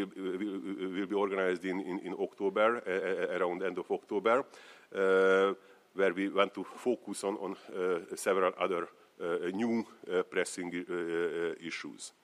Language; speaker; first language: English; non-native, fluent; Hungarian